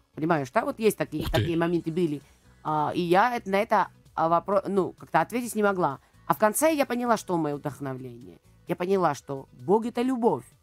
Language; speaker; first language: Russian; non-native, fluent; Georgian